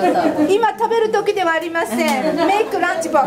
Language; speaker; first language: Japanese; non-native, learner; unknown